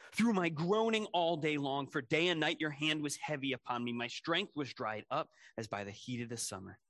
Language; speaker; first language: English; native; English